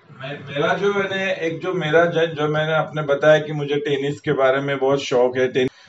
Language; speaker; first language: Hindi; non-native, local second language; Marathi